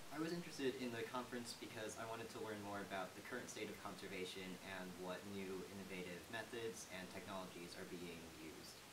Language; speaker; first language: English; native; English